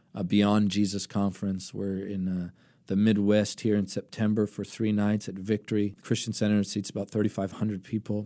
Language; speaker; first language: English; early bilingual, other home language; Greek